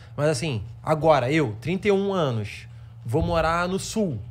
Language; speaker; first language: Portuguese; native; Portuguese